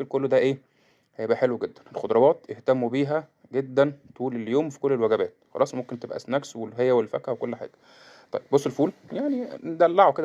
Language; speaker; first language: Arabic; native; Arabic